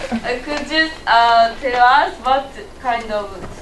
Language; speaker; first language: English; non-native, learner; Japanese